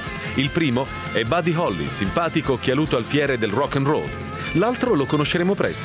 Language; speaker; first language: Italian; native; Italian